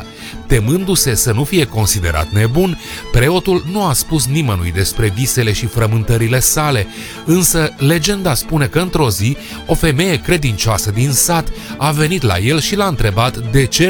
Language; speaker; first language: Romanian; native; Romanian